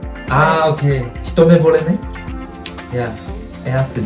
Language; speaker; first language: German; non-native, learner; Japanese